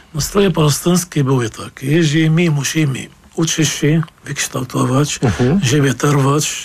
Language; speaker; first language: Polish; non-native, fluent; Arabic